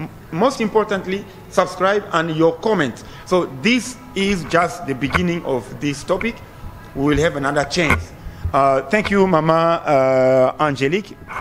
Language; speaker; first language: English; non-native, fluent; Swahili